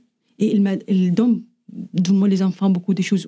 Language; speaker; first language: French; non-native, learner; Arabic